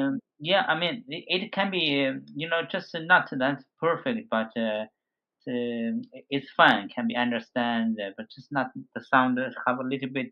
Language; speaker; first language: English; non-native, fluent; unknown